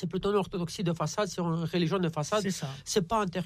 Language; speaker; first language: French; non-native, fluent; Romanian